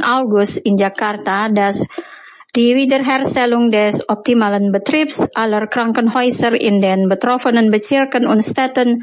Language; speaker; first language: German; non-native, fluent; Indonesian